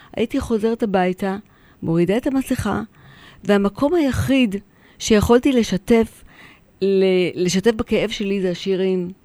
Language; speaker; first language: Hebrew; early bilingual, other home language; Polish